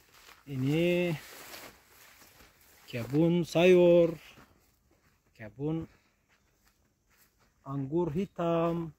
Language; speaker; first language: Indonesian; non-native, learner; Turkish